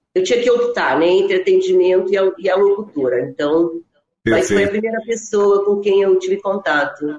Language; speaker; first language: Portuguese; non-native, local second language; German